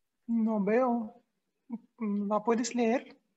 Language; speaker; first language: Spanish; non-native, fluent; Russian